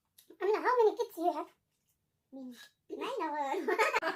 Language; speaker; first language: English; non-native, learner; French